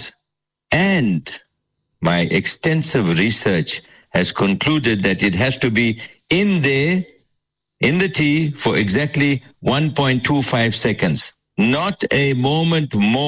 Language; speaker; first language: English; native; English